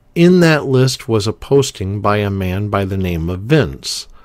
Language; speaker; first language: English; native; English